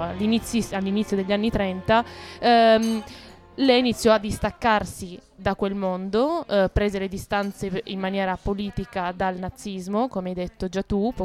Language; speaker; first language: Italian; native; Italian